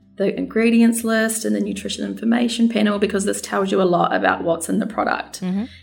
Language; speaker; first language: English; native; English